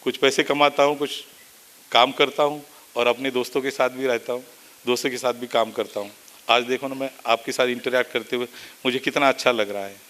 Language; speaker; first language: Hindi; non-native, local second language; Marathi